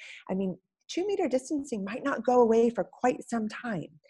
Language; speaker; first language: English; native; English